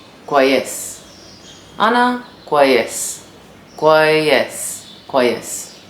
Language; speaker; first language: Arabic; non-native, learner; English